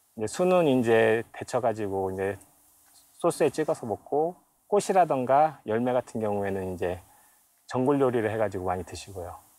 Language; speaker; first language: Korean; native; Korean